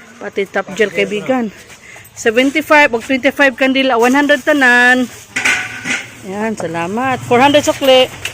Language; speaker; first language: Filipino; non-native, local second language; Cebuano